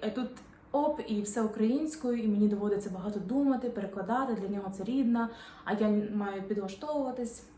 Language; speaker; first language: Ukrainian; non-native, local second language; Russian